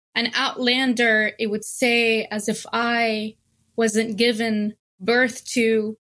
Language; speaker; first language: English; non-native, fluent; Arabic